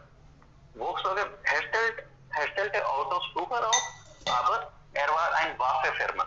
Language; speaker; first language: German; non-native, fluent; Hindi